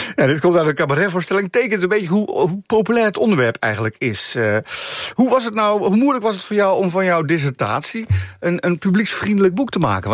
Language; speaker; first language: Dutch; native; Dutch